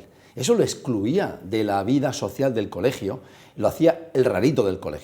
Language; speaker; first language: Spanish; native; Spanish